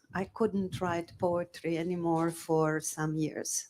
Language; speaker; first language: English; non-native, fluent; Slovenian